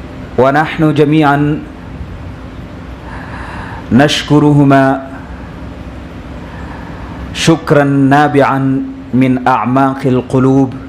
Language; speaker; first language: Arabic; non-native, fluent; Urdu